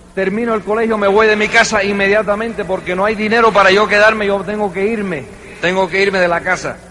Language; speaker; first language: Spanish; early bilingual, heritage; Spanish